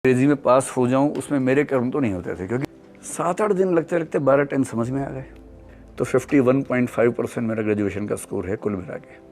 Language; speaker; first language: Hindi; native; Hindi